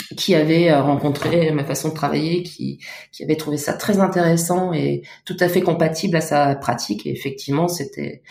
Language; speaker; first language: French; native; French